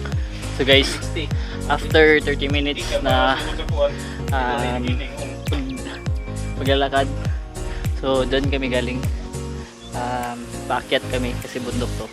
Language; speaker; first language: Filipino; non-native, local second language; Cebuano